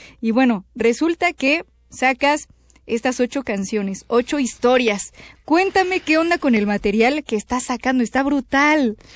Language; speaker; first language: Spanish; native; Spanish